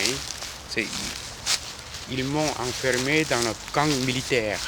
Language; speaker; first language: French; non-native, fluent; Korean